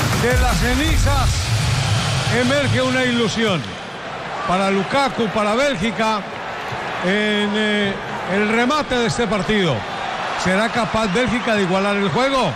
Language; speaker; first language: Spanish; native; Spanish